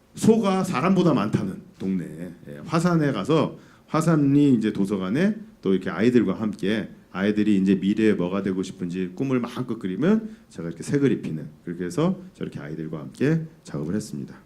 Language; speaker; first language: Korean; native; Korean